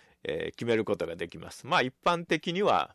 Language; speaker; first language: Japanese; native; Japanese